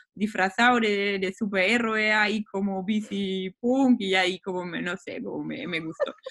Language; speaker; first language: Spanish; non-native, fluent; German